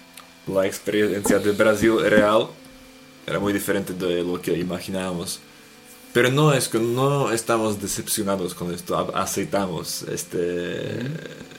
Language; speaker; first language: Spanish; non-native, fluent; Slovak